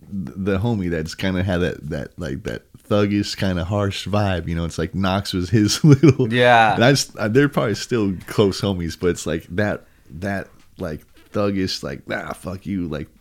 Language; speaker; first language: English; native; English